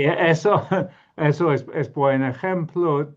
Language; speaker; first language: Spanish; non-native, fluent; English